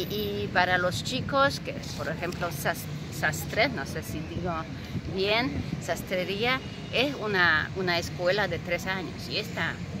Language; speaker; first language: Spanish; non-native, fluent; Polish